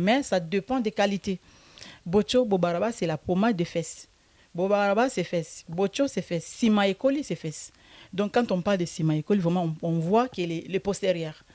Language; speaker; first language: French; non-native, local second language; Lingala